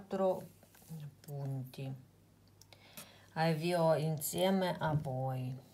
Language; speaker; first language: Italian; non-native, fluent; Russian